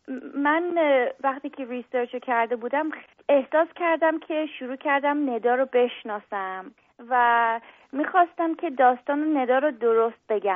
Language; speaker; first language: Persian; early bilingual, heritage; English